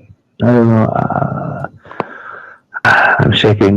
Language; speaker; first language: English; non-native, learner; Indonesian